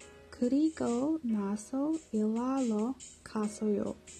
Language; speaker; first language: Korean; non-native, learner; English